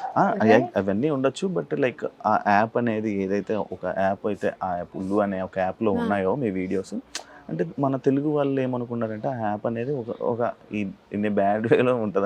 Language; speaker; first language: Telugu; native; Telugu